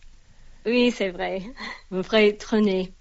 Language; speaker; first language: French; non-native, learner; English